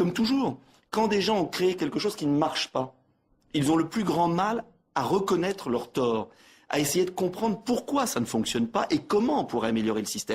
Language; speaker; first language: French; native; French